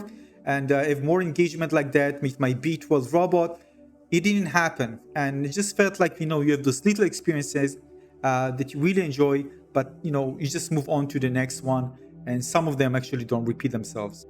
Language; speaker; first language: English; non-native, fluent; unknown